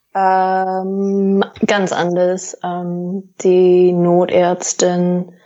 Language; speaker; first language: German; non-native, fluent; English